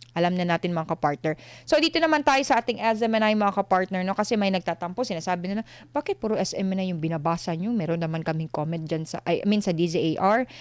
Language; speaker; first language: Filipino; non-native, local second language; Cebuano